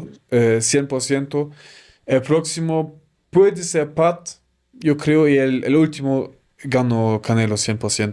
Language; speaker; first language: Spanish; non-native, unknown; German